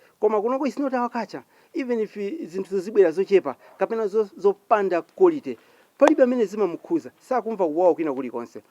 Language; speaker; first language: Nyanja; native; Nyanja